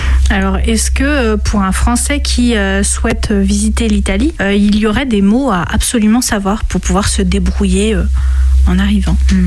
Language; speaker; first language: French; native; French